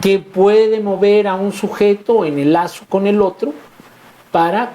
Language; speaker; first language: Spanish; native; Spanish